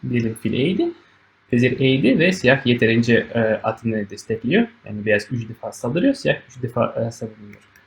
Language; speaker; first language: Turkish; non-native, fluent; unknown